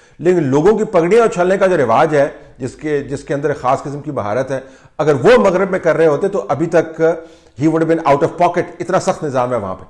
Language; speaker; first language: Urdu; native; Urdu